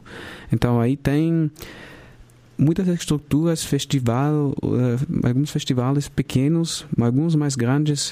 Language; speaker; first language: Portuguese; non-native, fluent; German